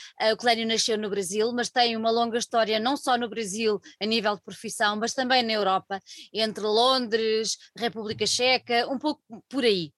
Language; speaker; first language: Portuguese; native; Portuguese